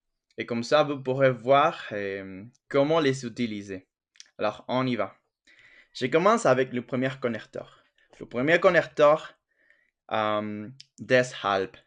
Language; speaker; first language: French; non-native, fluent; Spanish